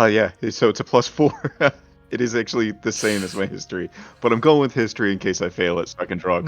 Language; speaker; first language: English; native; English